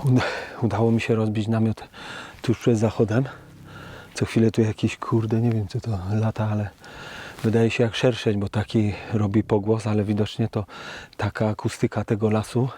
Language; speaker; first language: Polish; native; Polish